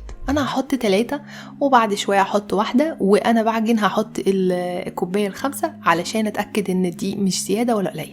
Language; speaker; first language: Arabic; native; Arabic